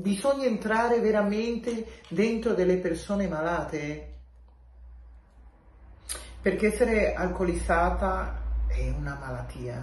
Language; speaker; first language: Italian; non-native, local second language; Spanish